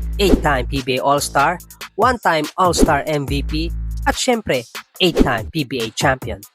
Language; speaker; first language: English; non-native, local second language; Filipino